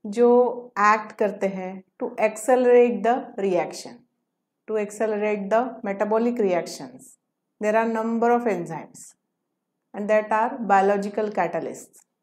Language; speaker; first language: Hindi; non-native, local second language; Marathi